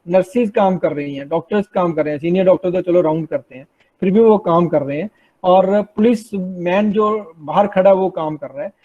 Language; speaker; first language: Hindi; non-native, local second language; Punjabi